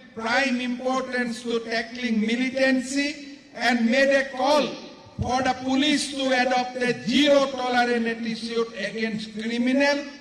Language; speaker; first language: English; non-native, local second language; Assamese